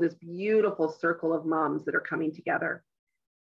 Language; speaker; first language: English; native; English